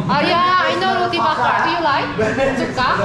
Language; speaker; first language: English; non-native, learner; Korean